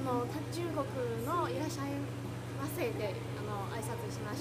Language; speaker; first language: Japanese; non-native, learner; Chinese